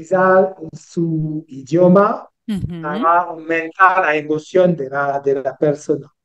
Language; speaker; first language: Spanish; non-native, learner; French